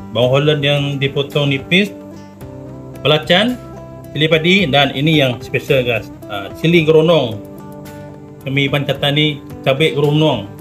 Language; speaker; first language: Malay; non-native, local second language; Iban